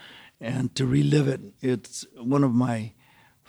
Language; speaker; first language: English; native; English